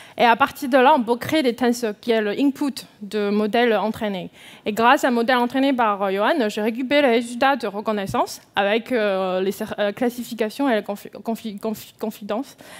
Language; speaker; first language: French; non-native, fluent; Chinese